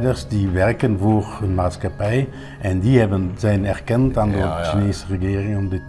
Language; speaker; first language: Dutch; non-native, local second language; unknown